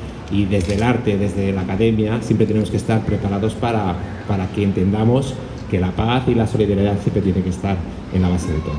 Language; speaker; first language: Spanish; native; Spanish